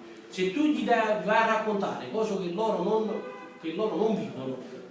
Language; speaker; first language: Italian; native; Italian